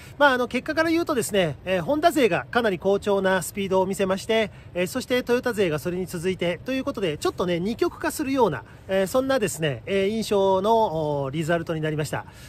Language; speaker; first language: Japanese; native; Japanese